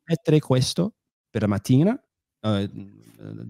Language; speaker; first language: Italian; non-native, fluent; English